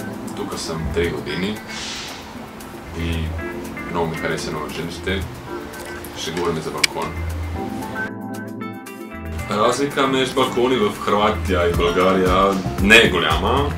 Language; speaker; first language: Bulgarian; non-native, learner; Croatian